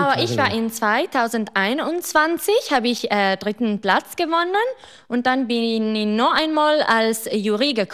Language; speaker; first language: German; non-native, local second language; Italian